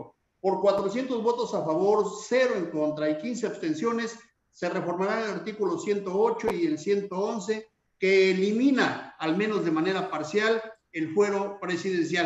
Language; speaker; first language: Spanish; native; Spanish